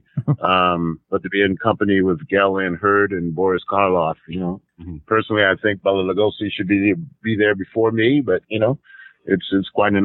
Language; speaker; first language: English; native; English